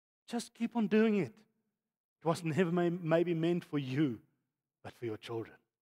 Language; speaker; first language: English; non-native, local second language; Afrikaans